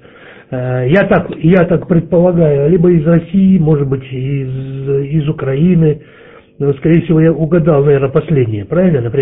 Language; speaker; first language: Russian; native; Russian